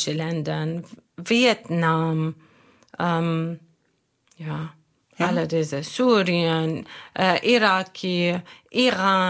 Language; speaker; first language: German; non-native, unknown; Arabic